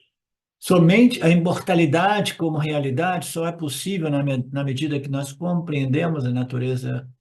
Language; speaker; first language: Portuguese; native; Portuguese